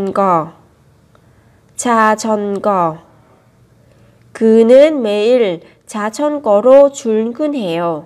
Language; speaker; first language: Korean; non-native, fluent; Vietnamese